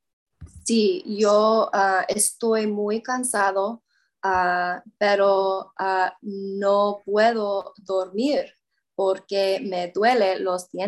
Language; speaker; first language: Spanish; non-native, learner; English